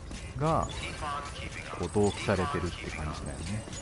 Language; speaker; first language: Japanese; native; Japanese